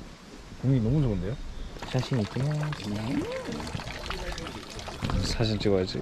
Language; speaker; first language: Korean; early bilingual, heritage; English